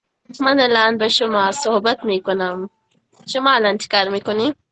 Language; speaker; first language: Persian; non-native, learner; Urdu